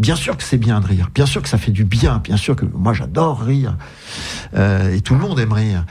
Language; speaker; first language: French; native; French